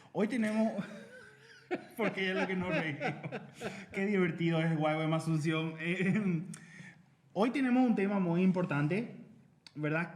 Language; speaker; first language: Spanish; native; Spanish